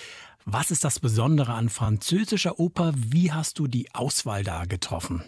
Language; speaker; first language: German; native; German